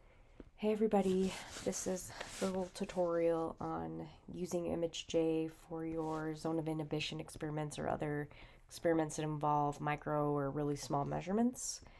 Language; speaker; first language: English; native; English